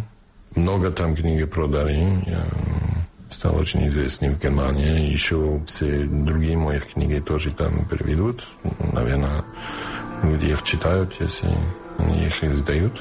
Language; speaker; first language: Russian; non-native, fluent; English